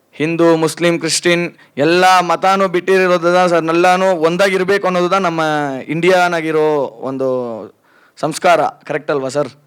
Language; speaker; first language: Kannada; non-native, local second language; Lambadi